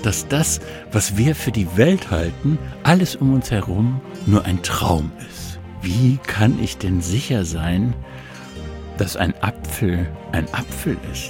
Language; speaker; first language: German; native; German